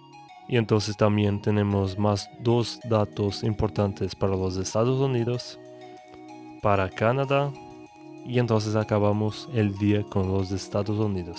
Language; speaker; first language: Spanish; non-native, learner; Portuguese